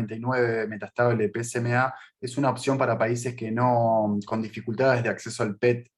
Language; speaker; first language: Spanish; native; Spanish